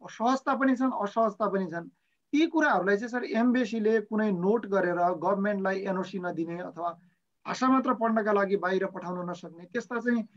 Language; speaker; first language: Nepali; native; Nepali